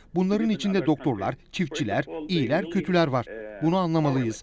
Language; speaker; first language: Turkish; non-native, fluent; Arabic